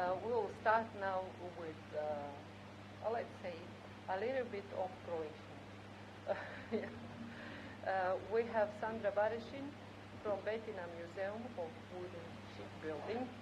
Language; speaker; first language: English; non-native, fluent; Catalan